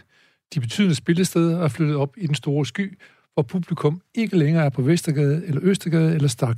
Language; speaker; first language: Danish; native; Danish